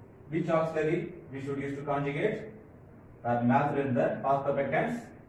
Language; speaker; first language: English; non-native, local second language; Tamil